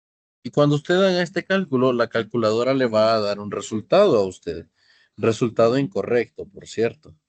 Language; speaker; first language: Spanish; native; Spanish